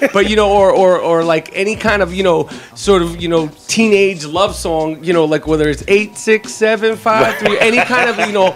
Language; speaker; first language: English; native; English